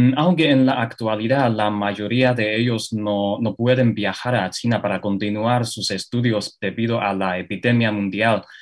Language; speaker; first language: Spanish; non-native, fluent; Chinese